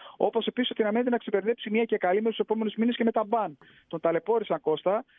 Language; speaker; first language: Greek; native; Greek